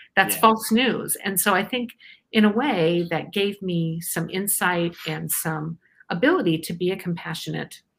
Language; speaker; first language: English; native; English